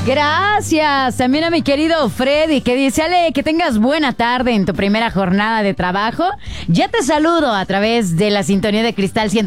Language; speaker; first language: Spanish; native; Spanish